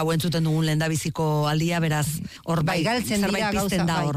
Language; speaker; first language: Basque; native; Basque